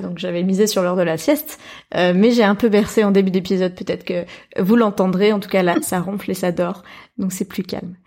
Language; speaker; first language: French; native; French